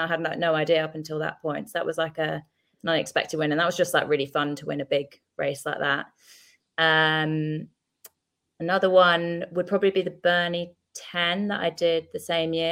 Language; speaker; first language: English; native; English